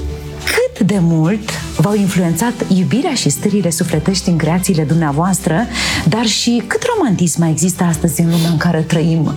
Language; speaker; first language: Romanian; native; Romanian